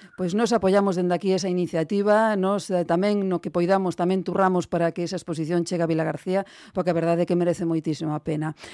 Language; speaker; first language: Galician; non-native, local second language; Spanish